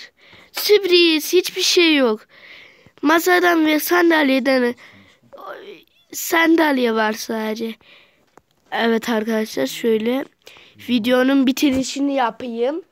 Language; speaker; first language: Turkish; native; Turkish